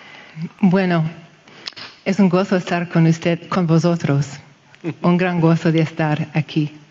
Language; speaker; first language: Spanish; non-native, fluent; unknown